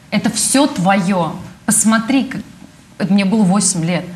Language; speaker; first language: Russian; native; Russian